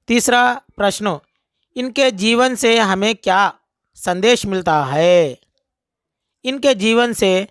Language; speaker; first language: Hindi; non-native, local second language; Telugu